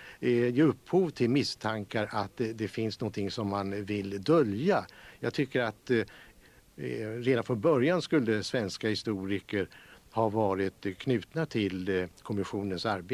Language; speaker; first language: Swedish; native; Swedish